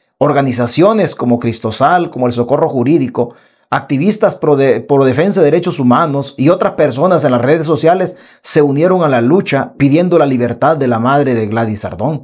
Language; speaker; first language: Spanish; native; Spanish